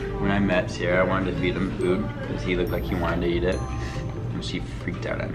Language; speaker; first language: English; native; English